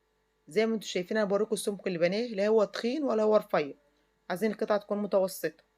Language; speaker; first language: Arabic; native; Arabic